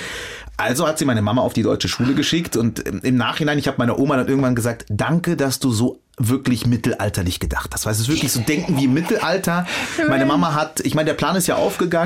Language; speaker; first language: German; early bilingual, other home language; Arabic